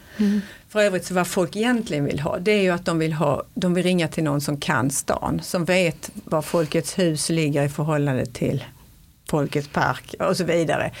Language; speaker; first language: Swedish; native; Swedish